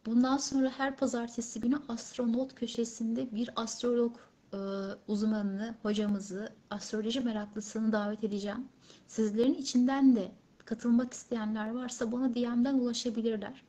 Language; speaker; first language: Turkish; native; Turkish